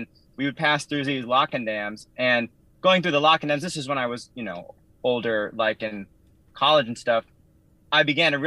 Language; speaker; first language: English; native; English